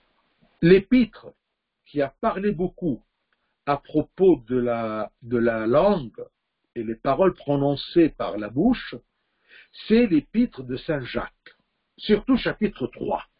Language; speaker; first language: French; non-native, fluent; Arabic